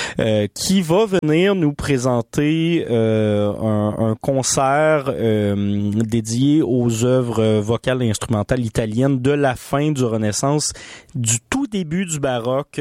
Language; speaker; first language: French; native; French